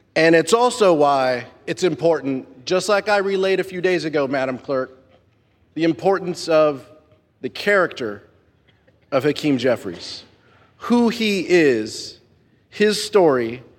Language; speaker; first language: English; non-native, fluent; Spanish